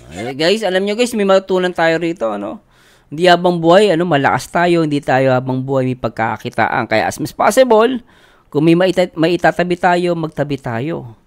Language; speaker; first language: Filipino; native; Filipino